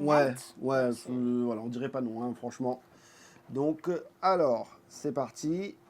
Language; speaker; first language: French; native; French